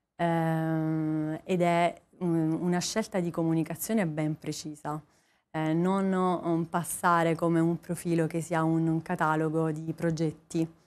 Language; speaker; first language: Italian; native; Italian